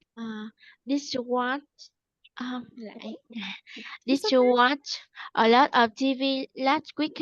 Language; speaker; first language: English; non-native, learner; Vietnamese